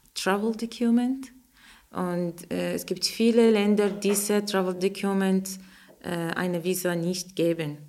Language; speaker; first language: German; non-native, learner; Arabic